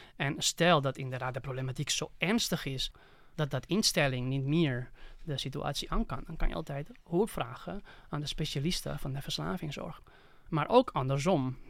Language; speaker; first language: Dutch; non-native, fluent; Spanish